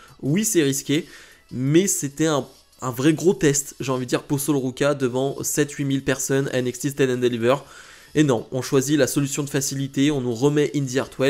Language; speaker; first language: French; native; French